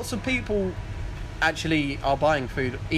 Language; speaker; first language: English; native; English